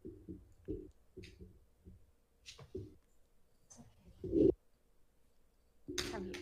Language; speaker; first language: English; non-native, fluent; Russian